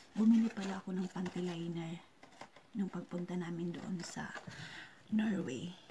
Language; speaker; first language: Filipino; non-native, local second language; Cebuano